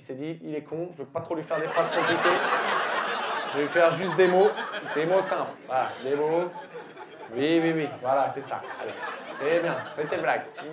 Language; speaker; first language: French; native; French